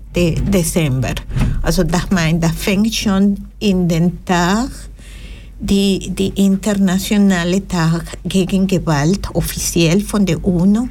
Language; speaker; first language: German; non-native, fluent; Spanish